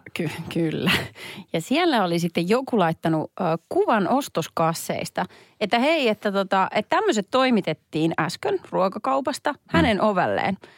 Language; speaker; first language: Finnish; native; Finnish